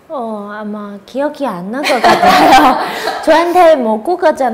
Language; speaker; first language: Korean; non-native, fluent; Chinese